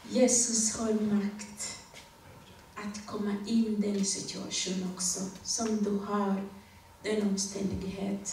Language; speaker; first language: Swedish; non-native, learner; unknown